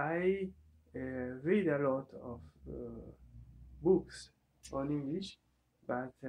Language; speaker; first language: English; non-native, learner; Italian